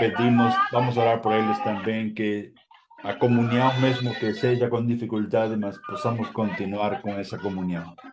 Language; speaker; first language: Portuguese; non-native, fluent; Spanish